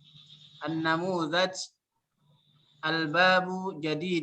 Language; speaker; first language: Arabic; non-native, learner; Indonesian